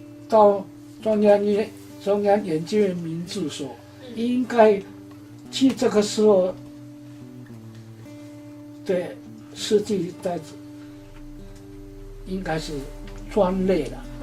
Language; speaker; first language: Chinese; non-native, local second language; Amis